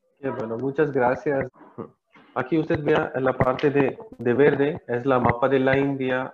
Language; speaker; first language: Spanish; non-native, learner; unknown